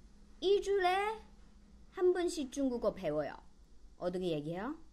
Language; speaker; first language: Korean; non-native, fluent; Chinese